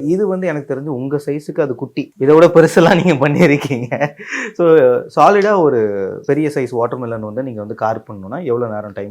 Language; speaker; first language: Tamil; native; Tamil